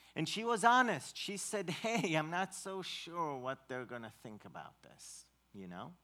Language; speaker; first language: English; non-native, fluent; Hebrew